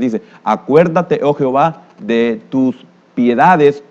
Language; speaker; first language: Spanish; native; Spanish